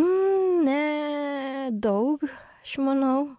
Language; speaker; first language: Lithuanian; non-native, learner; Japanese